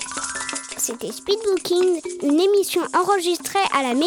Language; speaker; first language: French; native; French